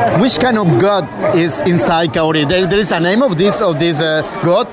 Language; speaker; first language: English; non-native, learner; Spanish